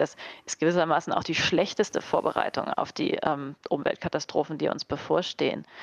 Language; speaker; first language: German; native; German